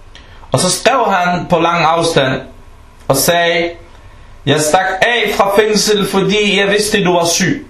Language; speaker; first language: Danish; non-native, fluent; Arabic